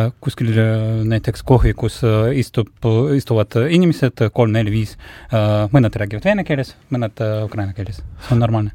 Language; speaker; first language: Estonian; non-native, local second language; Russian